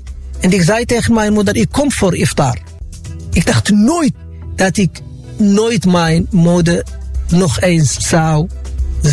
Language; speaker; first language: Dutch; non-native, fluent; Arabic